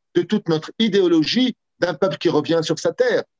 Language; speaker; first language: French; native; French